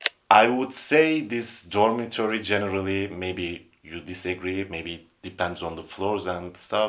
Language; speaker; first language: English; non-native, fluent; Turkish